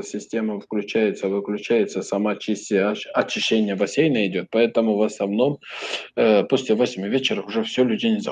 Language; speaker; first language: Russian; non-native, fluent; Turkish